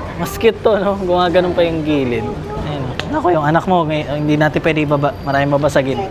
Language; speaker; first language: Filipino; native; Filipino